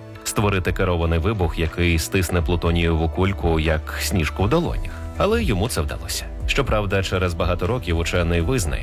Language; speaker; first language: Ukrainian; native; Ukrainian